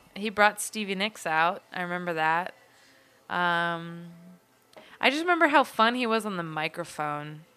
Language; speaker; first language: English; native; English